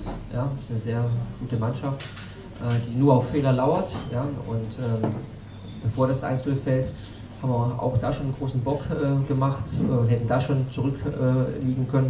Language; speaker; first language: German; native; German